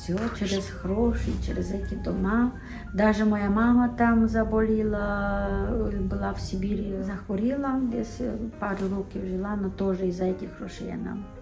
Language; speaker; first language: Ukrainian; non-native, local second language; Romanian